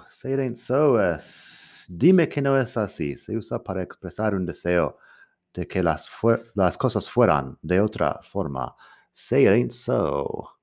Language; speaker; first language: Spanish; non-native, fluent; English